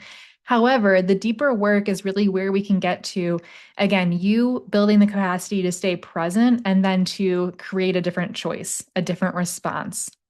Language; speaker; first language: English; native; English